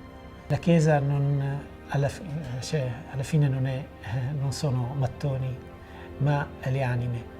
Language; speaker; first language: Italian; non-native, fluent; Assyrian Neo-Aramaic